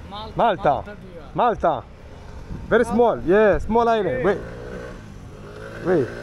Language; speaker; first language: English; non-native, learner; Maltese